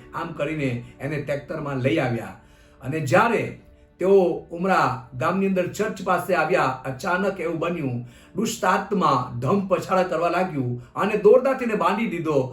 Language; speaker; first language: Gujarati; non-native, local second language; Gamit